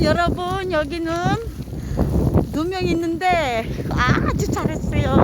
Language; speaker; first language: Korean; non-native, learner; Filipino